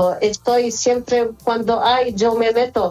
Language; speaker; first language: Spanish; non-native, learner; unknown